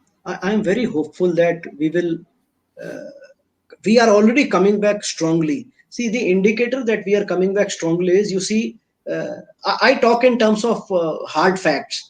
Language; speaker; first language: English; non-native, local second language; Hindi